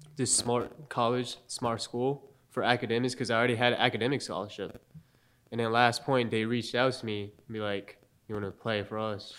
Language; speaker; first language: English; non-native, fluent; Japanese